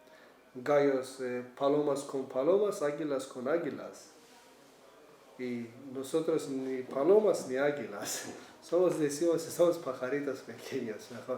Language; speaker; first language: Spanish; non-native, learner; Kurdish